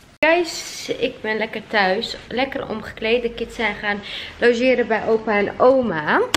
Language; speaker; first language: Dutch; non-native, fluent; Chechen